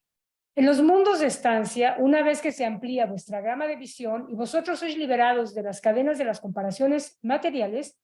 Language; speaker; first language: Spanish; native; Spanish